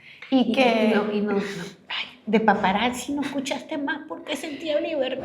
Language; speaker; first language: Spanish; native; Spanish